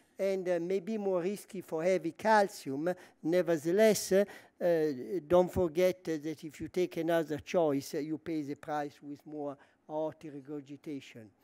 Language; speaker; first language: English; non-native, fluent; Italian